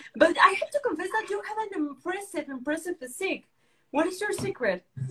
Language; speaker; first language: English; non-native, fluent; Spanish